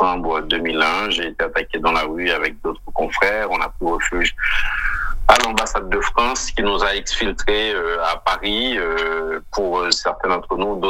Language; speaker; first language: French; native; French